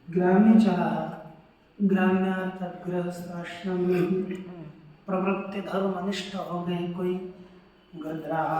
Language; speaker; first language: Hindi; non-native, local second language; Marathi